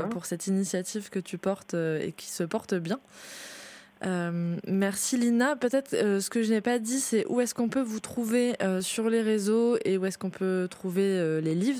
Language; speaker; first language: French; native; French